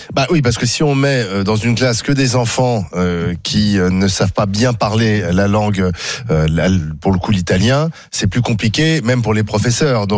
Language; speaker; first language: French; native; French